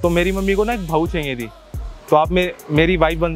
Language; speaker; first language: Hindi; native; Hindi